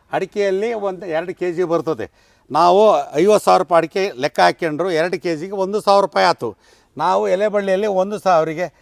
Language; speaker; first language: Kannada; native; Kannada